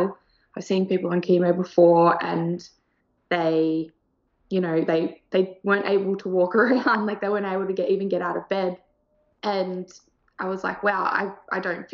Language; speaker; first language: English; native; English